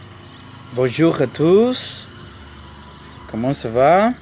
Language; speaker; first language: French; non-native, learner; Portuguese